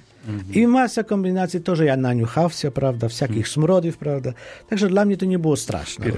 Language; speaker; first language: Polish; non-native, fluent; Ukrainian